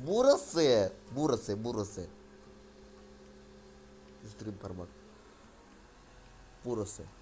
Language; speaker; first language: Turkish; non-native, learner; Russian